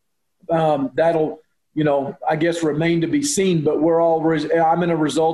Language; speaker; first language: English; native; English